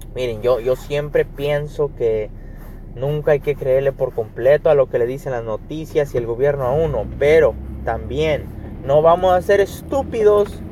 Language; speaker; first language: Spanish; early bilingual, heritage; Spanish